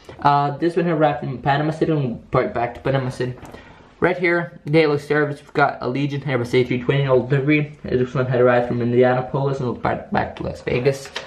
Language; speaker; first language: English; non-native, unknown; Polish